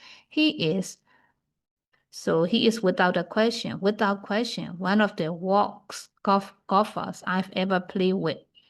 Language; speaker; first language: English; non-native, fluent; Burmese